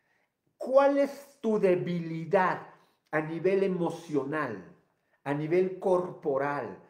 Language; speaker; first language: Spanish; native; Spanish